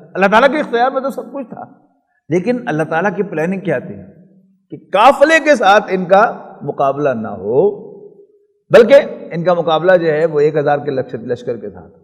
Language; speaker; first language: Urdu; non-native, local second language; Punjabi